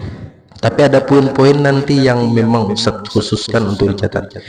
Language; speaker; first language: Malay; non-native, local second language; Banjar